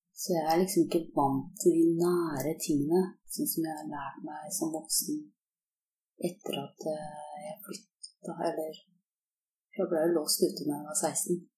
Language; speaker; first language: Norwegian; early bilingual, other home language; Korean